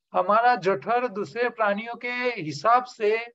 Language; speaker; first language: Hindi; non-native, local second language; Gujarati